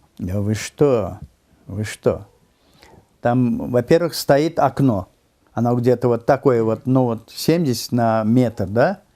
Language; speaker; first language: Russian; non-native, local second language; Turkmen